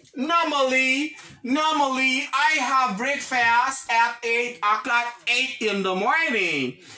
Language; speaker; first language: English; non-native, fluent; Haitian Creole